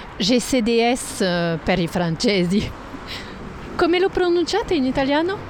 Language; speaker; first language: Italian; non-native, fluent; French